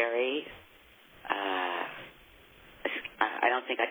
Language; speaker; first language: English; native; English